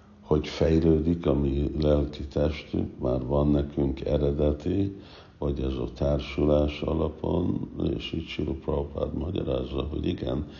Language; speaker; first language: Hungarian; non-native, fluent; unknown